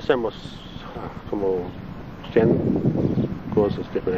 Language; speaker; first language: Spanish; non-native, learner; Italian